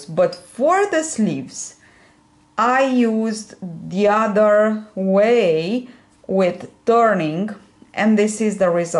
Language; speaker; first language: English; non-native, fluent; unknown